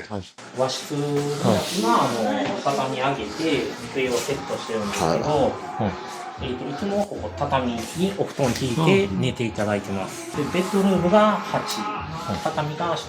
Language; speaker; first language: Japanese; native; Japanese